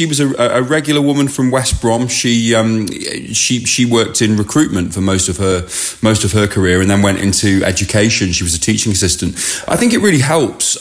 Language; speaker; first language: English; native; English